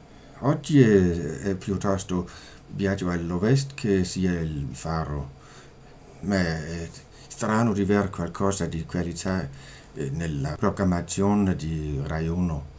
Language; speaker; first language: Italian; non-native, fluent; Danish